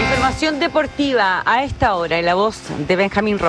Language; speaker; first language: Spanish; native; Spanish